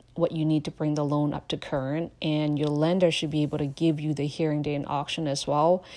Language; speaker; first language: English; non-native, fluent; Lao